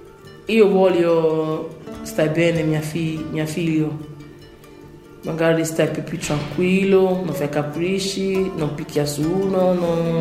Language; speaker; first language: Italian; non-native, learner; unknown